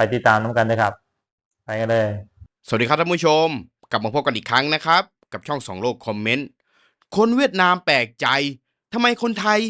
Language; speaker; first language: Thai; native; Thai